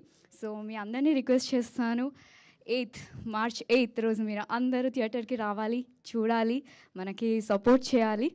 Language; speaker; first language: Telugu; non-native, learner; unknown